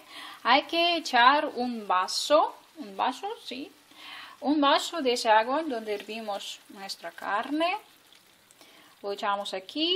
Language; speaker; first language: Spanish; non-native, fluent; Ukrainian